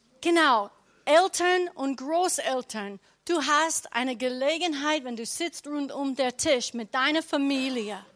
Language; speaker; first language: German; non-native, learner; English